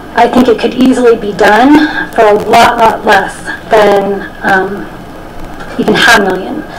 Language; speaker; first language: English; native; English